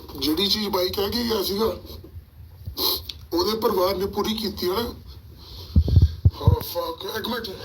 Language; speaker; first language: Punjabi; early bilingual, heritage; Punjabi